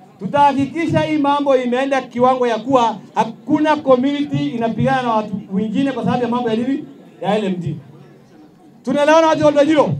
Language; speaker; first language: Swahili; non-native, local second language; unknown